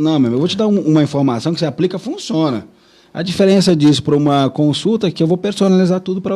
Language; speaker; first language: Portuguese; native; Portuguese